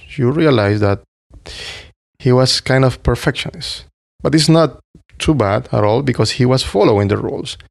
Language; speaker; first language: English; non-native, fluent; Spanish